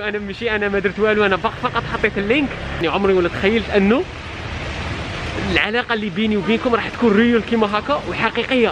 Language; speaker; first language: Arabic; native; Arabic